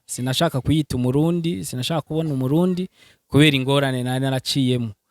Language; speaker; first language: Rundi; early bilingual, heritage; Rundi